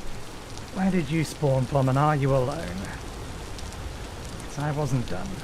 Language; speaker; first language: English; native; English